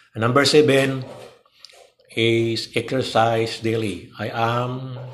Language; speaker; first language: English; non-native, local second language; Cebuano